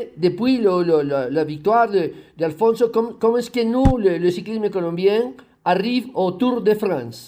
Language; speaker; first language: French; non-native, learner; Spanish